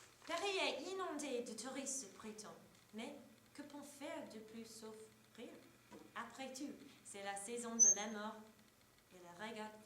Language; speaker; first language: French; non-native, learner; English